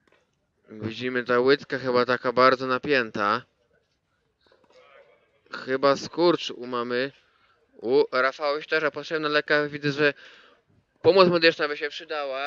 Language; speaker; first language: Polish; native; Polish